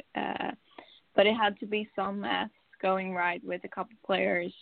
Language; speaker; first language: English; non-native, fluent; Swedish